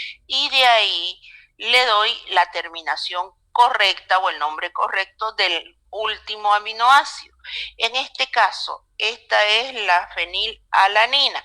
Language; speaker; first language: Spanish; native; Spanish